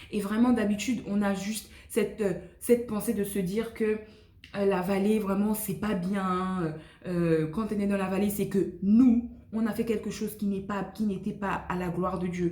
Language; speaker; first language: French; native; French